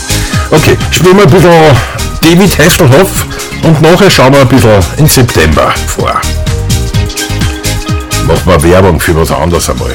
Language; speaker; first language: German; native; German